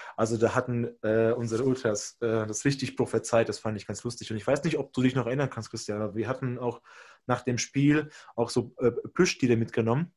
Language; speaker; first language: German; non-native, fluent; Hungarian